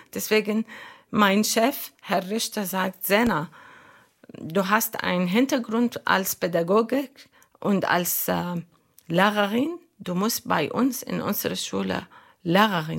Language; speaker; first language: German; non-native, learner; Arabic